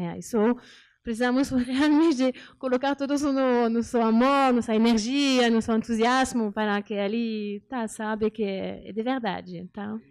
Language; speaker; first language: Portuguese; non-native, learner; French